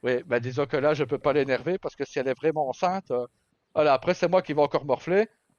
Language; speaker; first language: French; native; French